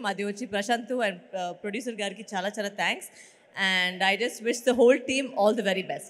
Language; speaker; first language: Telugu; non-native, fluent; Tamil